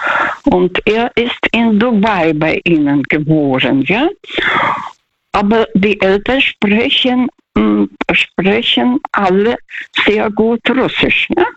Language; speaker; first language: German; non-native, fluent; Russian